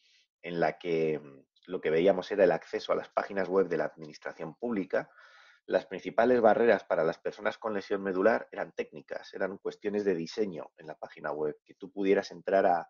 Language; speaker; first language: Spanish; native; Spanish